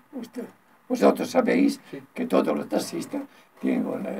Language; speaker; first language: Spanish; non-native, learner; Italian